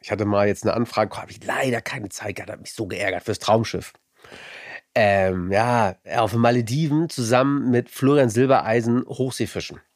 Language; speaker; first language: German; native; German